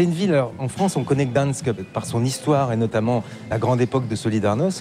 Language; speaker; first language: French; native; French